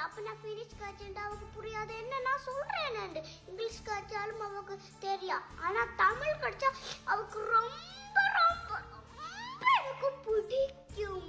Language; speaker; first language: Tamil; early bilingual, heritage; Tamil